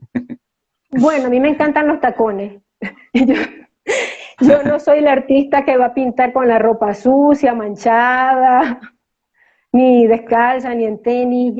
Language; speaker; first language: Spanish; native; Spanish